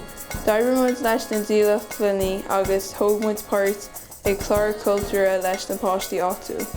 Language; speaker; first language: Irish; native; Irish